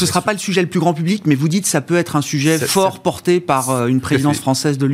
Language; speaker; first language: French; native; French